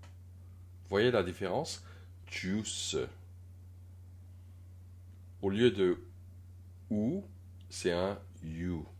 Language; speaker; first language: French; non-native, fluent; Korean